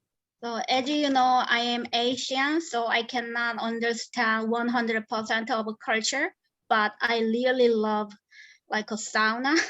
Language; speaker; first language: English; non-native, fluent; Korean